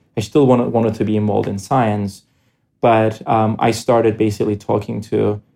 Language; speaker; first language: English; non-native, fluent; Greek